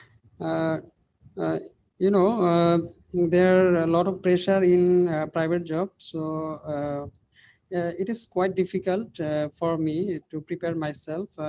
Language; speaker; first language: English; non-native, learner; Bangla